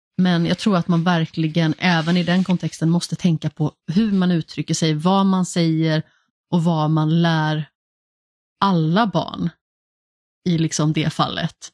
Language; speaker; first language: Swedish; native; Swedish